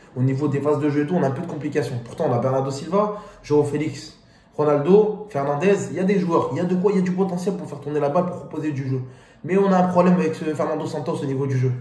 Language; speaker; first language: French; native; French